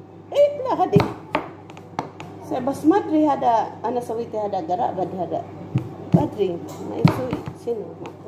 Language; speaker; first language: Arabic; non-native, learner; Filipino